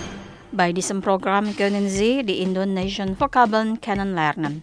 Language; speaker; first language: German; non-native, fluent; Indonesian